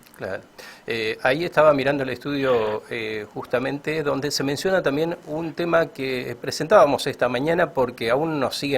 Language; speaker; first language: Spanish; native; Spanish